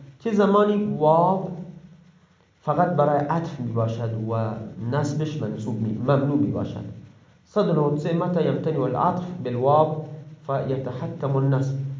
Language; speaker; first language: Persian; non-native, local second language; Baluchi